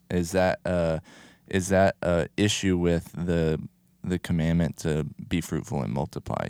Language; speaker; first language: English; native; English